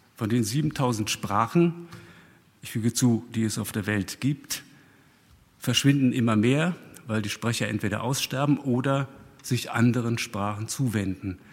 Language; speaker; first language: German; early bilingual, other home language; Russian